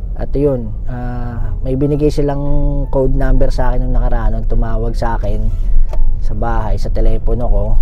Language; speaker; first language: Filipino; native; Filipino